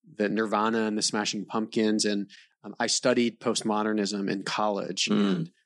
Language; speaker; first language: English; native; English